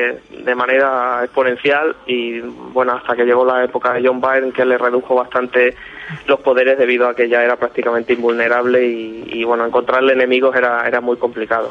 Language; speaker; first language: Spanish; native; Spanish